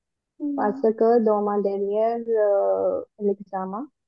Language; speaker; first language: French; non-native, learner; Hindi